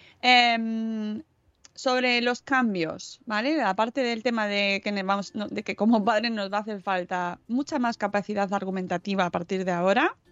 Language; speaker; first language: Spanish; native; Spanish